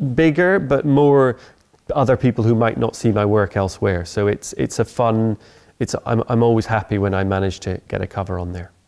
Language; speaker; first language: English; native; English